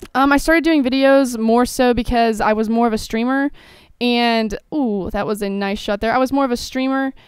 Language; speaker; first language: English; native; English